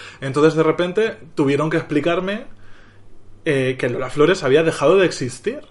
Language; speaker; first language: Spanish; native; Spanish